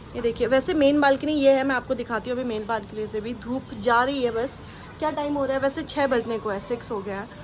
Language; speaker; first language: Hindi; native; Hindi